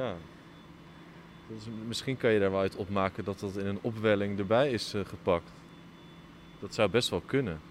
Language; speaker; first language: Dutch; native; Dutch